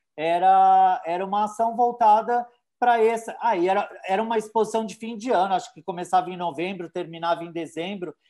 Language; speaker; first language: Portuguese; native; Portuguese